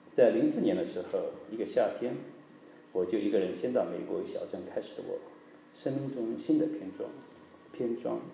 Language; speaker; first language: Chinese; native; Chinese